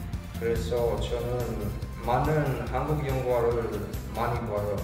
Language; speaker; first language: Korean; non-native, learner; Romanian